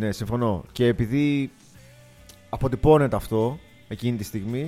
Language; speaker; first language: Greek; native; Greek